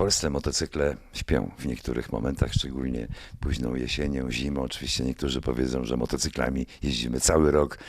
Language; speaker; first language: Polish; native; Polish